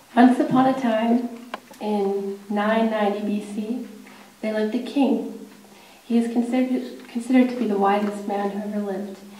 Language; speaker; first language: English; native; English